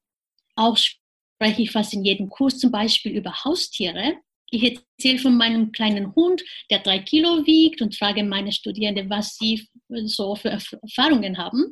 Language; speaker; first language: German; non-native, fluent; Japanese